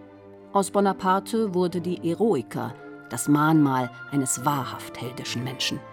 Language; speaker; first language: German; native; German